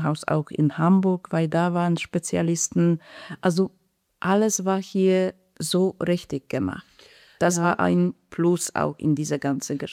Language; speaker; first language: German; non-native, fluent; Polish